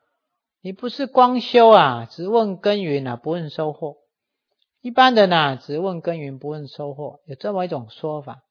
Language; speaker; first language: Chinese; native; Chinese